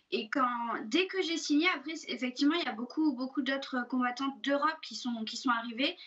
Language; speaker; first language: French; native; French